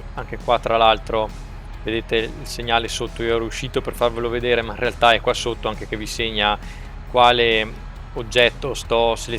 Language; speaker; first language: Italian; native; Italian